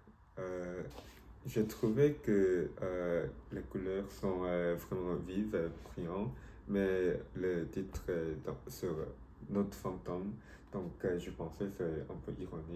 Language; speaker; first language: French; non-native, learner; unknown